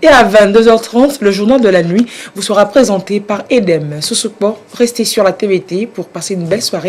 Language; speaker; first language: French; native; French